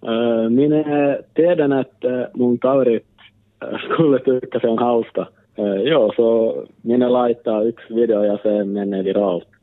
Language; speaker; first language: Finnish; non-native, local second language; Swedish